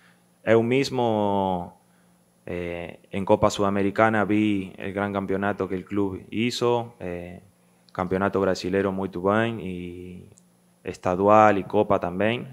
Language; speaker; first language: Portuguese; non-native, learner; Spanish